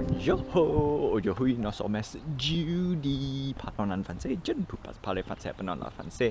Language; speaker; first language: French; non-native, learner; English